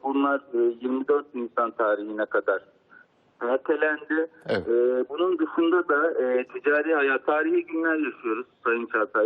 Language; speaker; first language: Turkish; native; Turkish